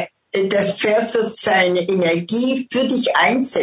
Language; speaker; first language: German; non-native, fluent; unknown